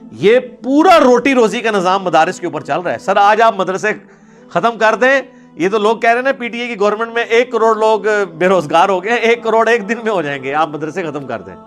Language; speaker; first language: Urdu; non-native, local second language; Punjabi